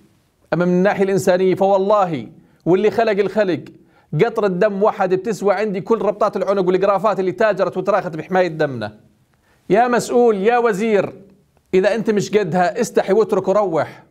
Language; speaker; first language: Arabic; native; Arabic